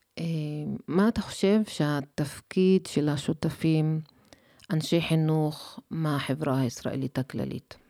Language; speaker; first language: Hebrew; non-native, local second language; Arabic